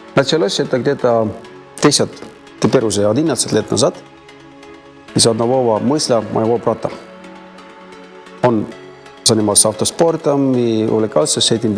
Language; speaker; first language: Russian; non-native, fluent; Estonian